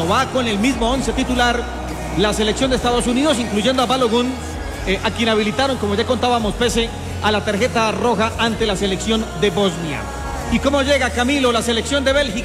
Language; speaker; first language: Spanish; native; Spanish